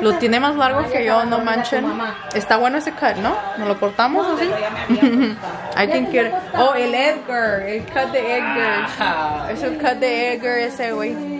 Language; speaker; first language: Spanish; early bilingual, heritage; Spanish